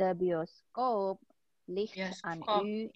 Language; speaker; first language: Dutch; non-native, learner; Indonesian